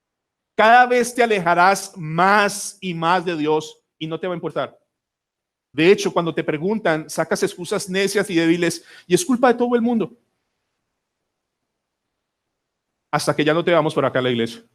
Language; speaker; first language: Spanish; native; Spanish